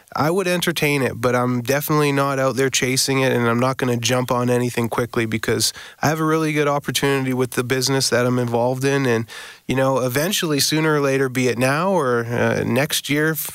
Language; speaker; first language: English; native; English